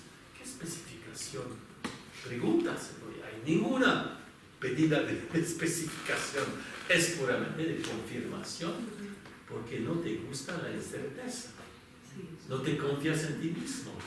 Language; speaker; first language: Spanish; non-native, fluent; French